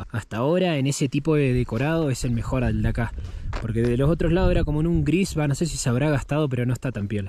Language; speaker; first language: Spanish; native; Spanish